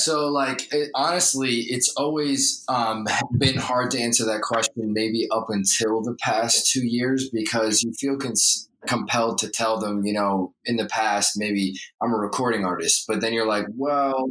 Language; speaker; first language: English; native; English